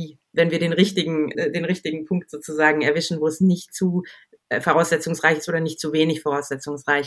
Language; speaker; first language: German; native; German